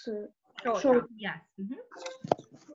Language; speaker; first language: English; non-native, fluent; Russian